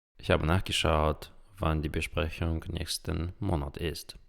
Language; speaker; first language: German; non-native, fluent; Ukrainian